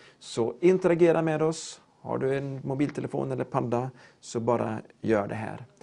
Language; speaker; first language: Swedish; native; Swedish